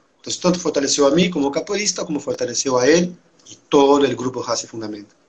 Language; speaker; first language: Spanish; non-native, fluent; Portuguese